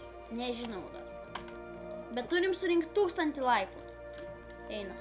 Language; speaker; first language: Lithuanian; native; Lithuanian